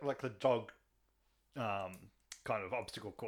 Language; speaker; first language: English; native; English